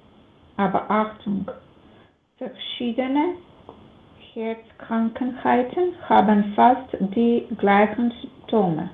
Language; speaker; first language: German; non-native, learner; Macedonian